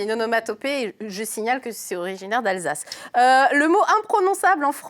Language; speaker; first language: French; native; French